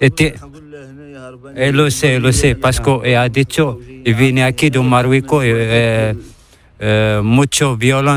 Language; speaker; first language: Spanish; non-native, learner; Arabic